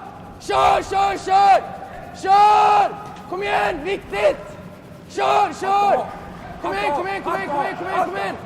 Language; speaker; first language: Swedish; native; Swedish